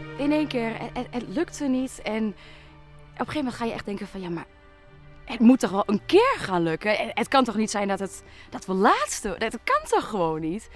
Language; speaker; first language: Dutch; native; Dutch